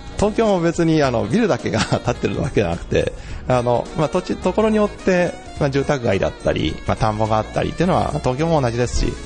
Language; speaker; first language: Japanese; native; Japanese